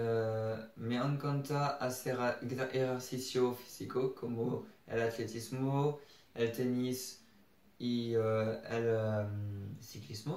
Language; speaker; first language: Spanish; non-native, learner; French